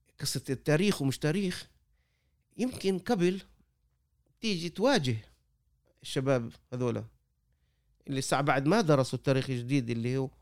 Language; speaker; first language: Arabic; native; Arabic